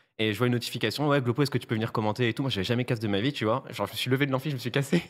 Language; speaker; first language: French; native; French